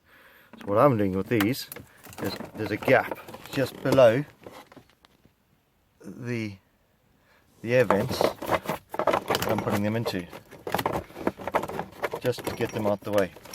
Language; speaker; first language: English; native; English